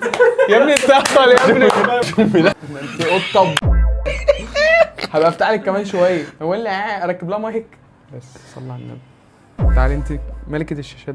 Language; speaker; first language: Arabic; native; Arabic